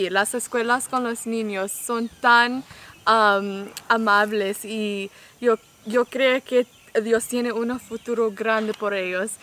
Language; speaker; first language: Spanish; non-native, learner; English